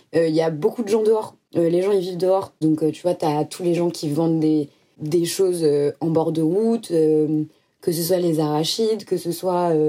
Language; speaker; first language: French; native; French